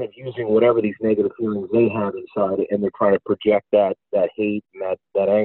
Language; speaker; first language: English; native; English